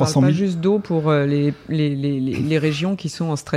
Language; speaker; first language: French; native; French